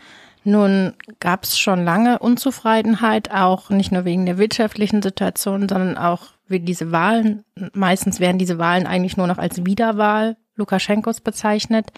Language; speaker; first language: German; native; German